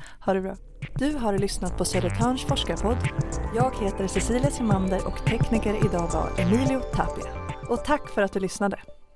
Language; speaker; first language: Swedish; native; Swedish